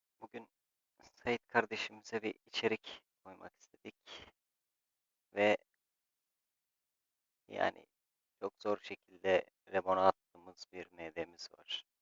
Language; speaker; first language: Turkish; native; Turkish